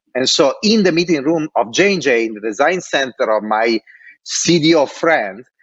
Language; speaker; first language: English; non-native, fluent; Italian